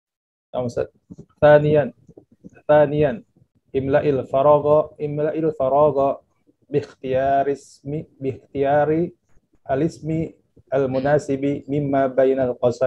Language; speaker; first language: Arabic; non-native, learner; Indonesian